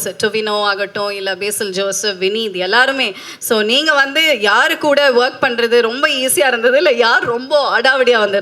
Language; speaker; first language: Tamil; native; Tamil